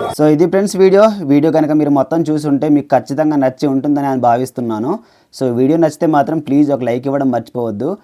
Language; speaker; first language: Telugu; native; Telugu